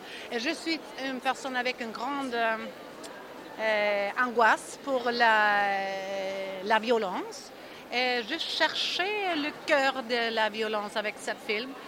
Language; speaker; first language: French; non-native, learner; Swedish